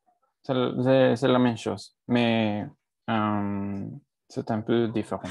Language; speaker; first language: French; non-native, learner; Spanish